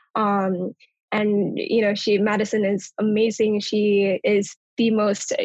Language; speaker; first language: English; non-native, local second language; Nepali